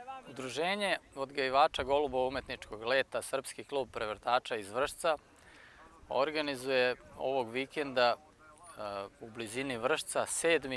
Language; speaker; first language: Bosnian; native; Bosnian